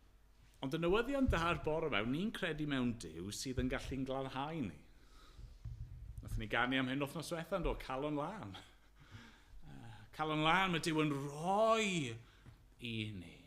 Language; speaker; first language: Welsh; native; Welsh